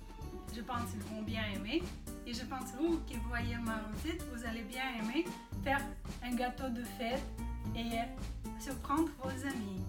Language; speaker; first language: French; non-native, fluent; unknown